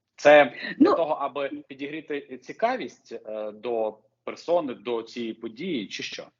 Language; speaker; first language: Ukrainian; native; Ukrainian